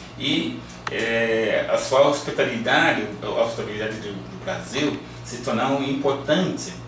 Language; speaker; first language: Portuguese; non-native, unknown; Yoruba